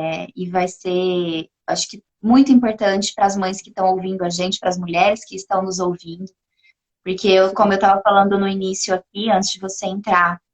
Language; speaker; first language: Portuguese; native; Portuguese